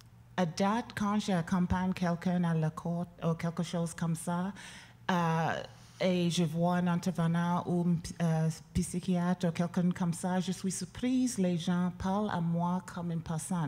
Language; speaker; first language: French; non-native, learner; English